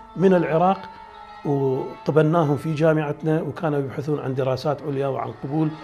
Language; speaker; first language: Arabic; native; Arabic